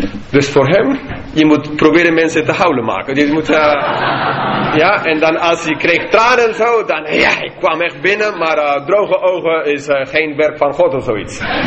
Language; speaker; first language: Dutch; non-native, fluent; English